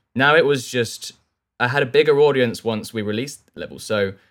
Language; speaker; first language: English; native; English